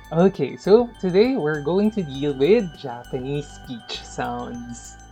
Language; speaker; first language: English; non-native, local second language; Filipino